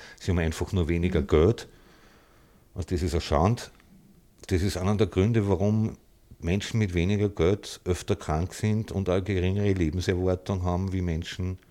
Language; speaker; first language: German; native; German